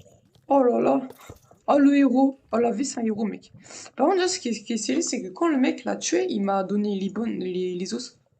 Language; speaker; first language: French; native; French